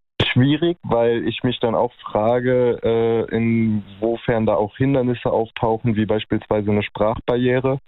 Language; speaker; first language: German; native; German